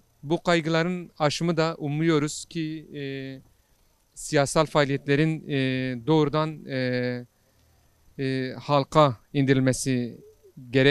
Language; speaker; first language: Turkish; non-native, local second language; Kurdish